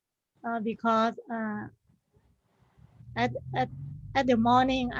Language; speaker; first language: English; non-native, learner; Thai